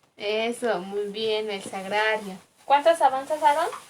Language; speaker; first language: Spanish; native; Spanish